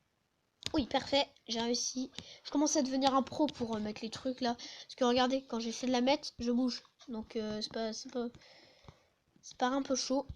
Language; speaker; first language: French; native; French